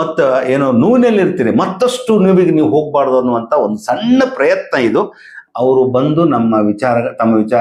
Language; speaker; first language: Kannada; native; Kannada